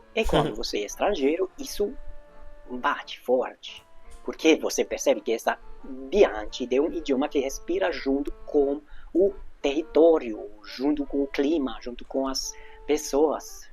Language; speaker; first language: Portuguese; non-native, fluent; Hungarian